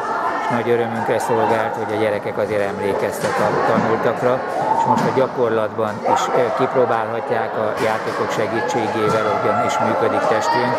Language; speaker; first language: Hungarian; native; Hungarian